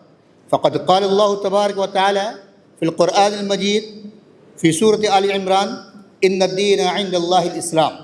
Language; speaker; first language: Arabic; non-native, learner; Urdu